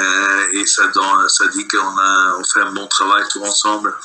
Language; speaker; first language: French; non-native, local second language; Dutch